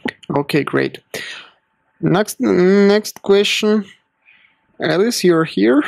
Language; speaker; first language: English; non-native, learner; Russian